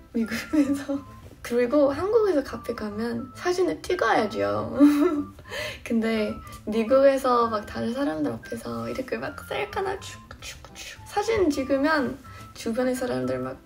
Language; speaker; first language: Korean; non-native, fluent; English